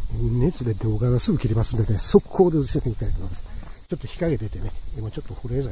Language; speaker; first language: Japanese; native; Japanese